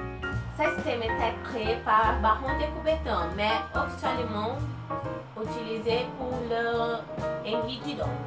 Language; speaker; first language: French; non-native, learner; Portuguese